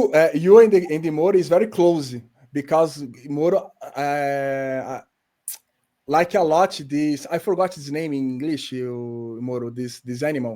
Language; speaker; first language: English; non-native, learner; Portuguese